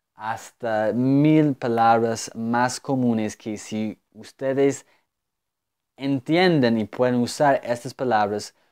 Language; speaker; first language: Spanish; non-native, fluent; English